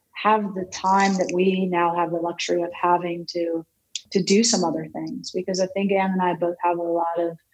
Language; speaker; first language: English; native; English